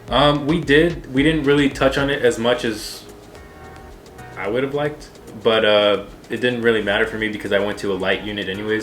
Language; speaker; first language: English; native; English